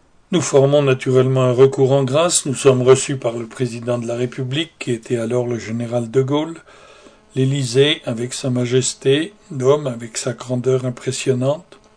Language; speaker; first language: French; native; French